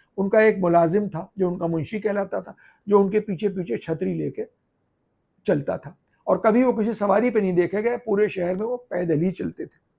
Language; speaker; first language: Urdu; native; Urdu